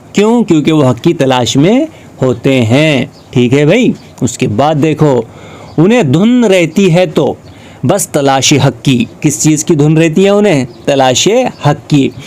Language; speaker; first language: Urdu; native; Urdu